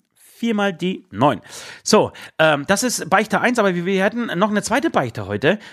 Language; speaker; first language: German; early bilingual, other home language; Polish